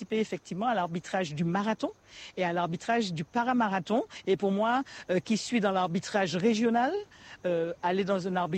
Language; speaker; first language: French; native; French